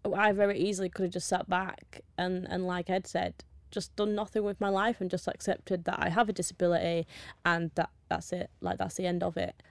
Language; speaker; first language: English; native; English